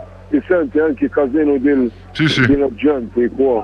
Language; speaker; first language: Italian; non-native, learner; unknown